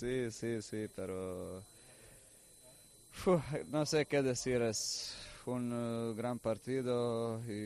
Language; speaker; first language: Spanish; non-native, fluent; Croatian